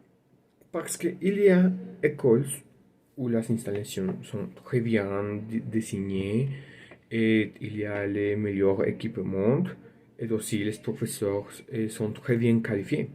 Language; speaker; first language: French; non-native, learner; Spanish